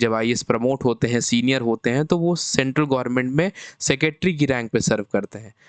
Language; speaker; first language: Hindi; native; Hindi